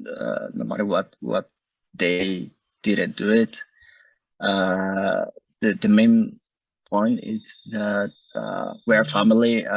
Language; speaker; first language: English; non-native, learner; Spanish